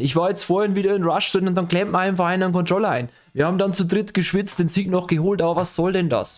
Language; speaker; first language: German; native; German